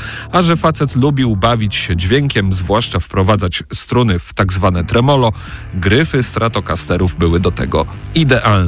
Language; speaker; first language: Polish; native; Polish